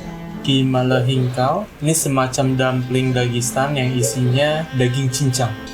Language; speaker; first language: Indonesian; native; Indonesian